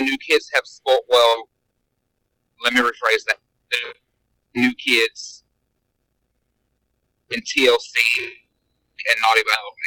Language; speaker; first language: English; native; English